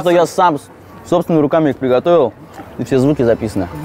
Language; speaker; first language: Russian; native; Russian